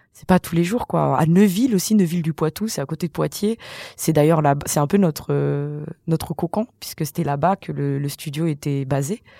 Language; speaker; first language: French; non-native, local second language; Malagasy